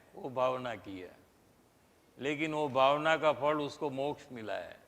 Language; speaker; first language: Hindi; non-native, local second language; Gujarati